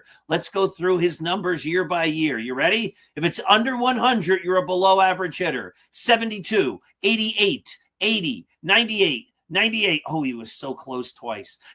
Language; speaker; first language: English; native; English